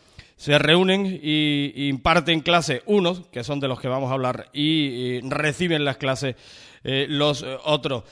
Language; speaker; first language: Spanish; native; Spanish